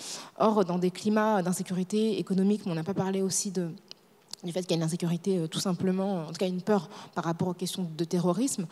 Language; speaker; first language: French; native; French